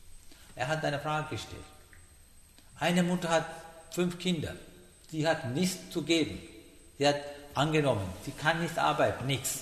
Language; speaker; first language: German; non-native, learner; Sinhala